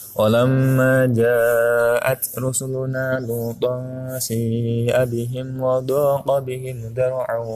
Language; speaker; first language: Arabic; non-native, learner; Javanese